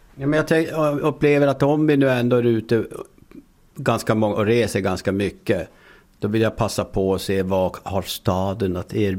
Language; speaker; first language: Swedish; native; Swedish